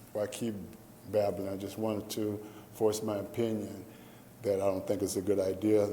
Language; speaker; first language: English; native; English